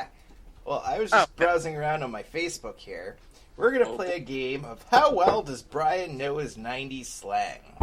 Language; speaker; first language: English; native; English